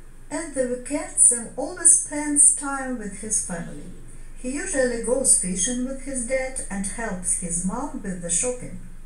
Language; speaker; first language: English; non-native, fluent; Ukrainian